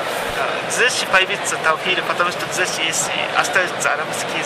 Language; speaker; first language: Russian; non-native, learner; Japanese